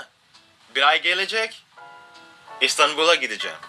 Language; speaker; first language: Turkish; non-native, learner; Indonesian